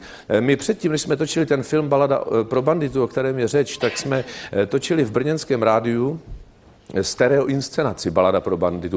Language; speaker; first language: Czech; native; Czech